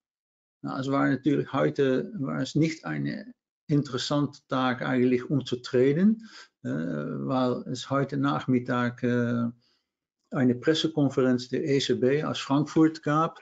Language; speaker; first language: German; non-native, fluent; Dutch